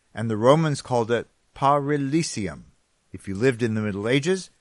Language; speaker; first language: English; native; English